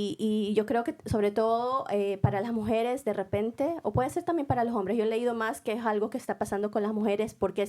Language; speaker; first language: Spanish; native; Spanish